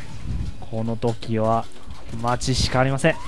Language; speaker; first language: Japanese; non-native, learner; Chinese